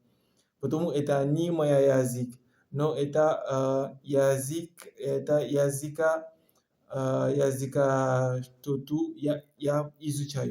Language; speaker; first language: Russian; non-native, learner; French